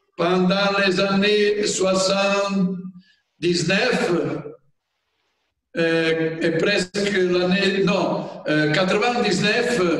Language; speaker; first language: French; non-native, fluent; Italian